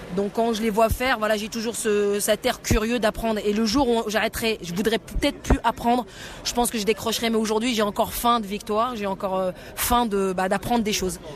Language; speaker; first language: French; non-native, local second language; Arabic